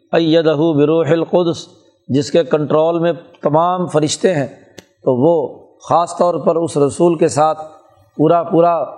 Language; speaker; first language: Urdu; non-native, local second language; Punjabi